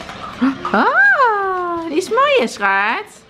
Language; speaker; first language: Dutch; native; Dutch